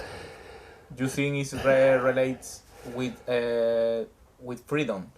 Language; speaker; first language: English; non-native, learner; Spanish